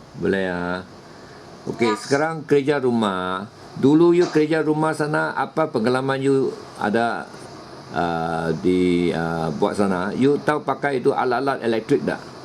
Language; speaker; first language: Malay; non-native, local second language; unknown